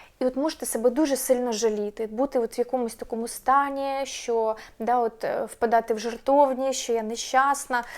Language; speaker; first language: Ukrainian; non-native, local second language; Russian